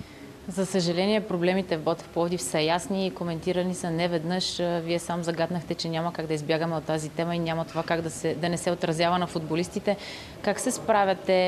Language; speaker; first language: Bulgarian; native; Bulgarian